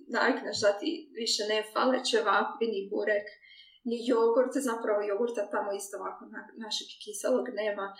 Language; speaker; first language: Croatian; native; Croatian